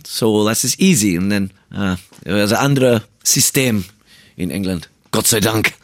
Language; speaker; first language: German; non-native, learner; English